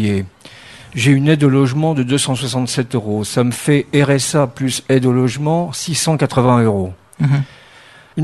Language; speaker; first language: French; native; French